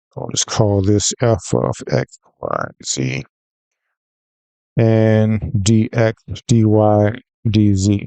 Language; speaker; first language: English; native; English